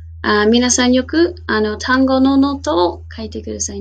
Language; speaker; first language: Japanese; non-native, fluent; English